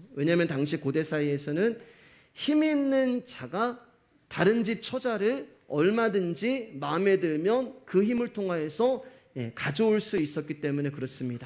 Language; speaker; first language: Korean; native; Korean